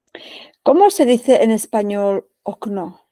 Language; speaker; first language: Spanish; non-native, fluent; Czech